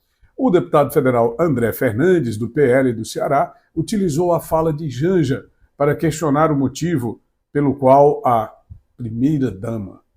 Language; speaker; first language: Portuguese; native; Portuguese